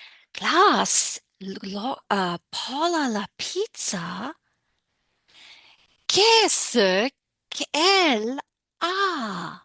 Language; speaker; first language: French; non-native, fluent; English